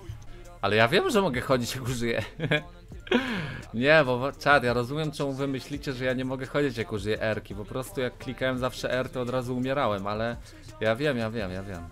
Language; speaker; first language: Polish; native; Polish